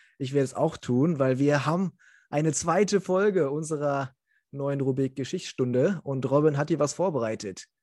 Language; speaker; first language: German; native; German